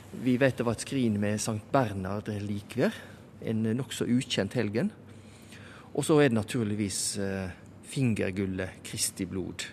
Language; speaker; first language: Norwegian; native; Norwegian